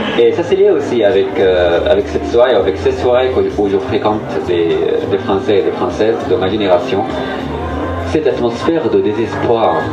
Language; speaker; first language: French; non-native, fluent; Arabic